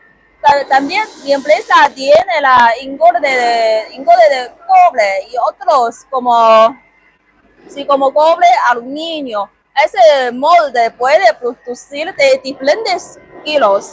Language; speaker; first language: Spanish; non-native, learner; Chinese